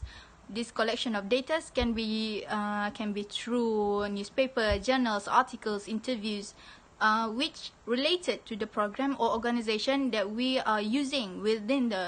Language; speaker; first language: English; non-native, local second language; Malay